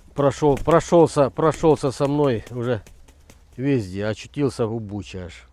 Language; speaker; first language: Russian; non-native, local second language; Ukrainian